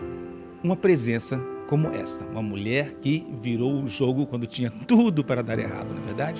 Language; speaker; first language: Portuguese; native; Portuguese